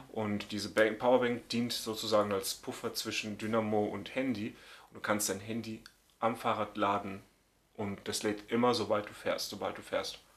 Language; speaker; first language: German; native; German